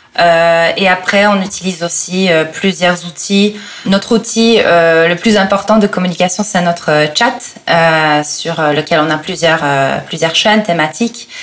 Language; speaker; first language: French; non-native, fluent; Polish